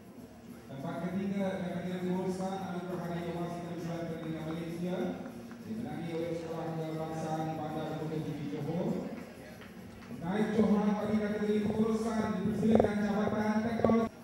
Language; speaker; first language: Malay; native; Malay